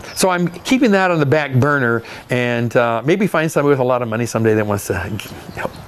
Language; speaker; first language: English; native; English